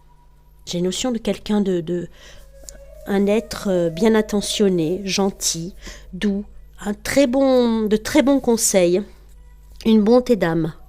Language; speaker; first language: French; native; French